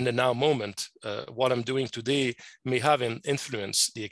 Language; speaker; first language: English; non-native, fluent; French